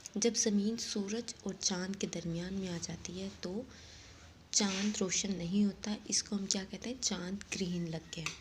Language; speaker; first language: Hindi; non-native, local second language; Saraiki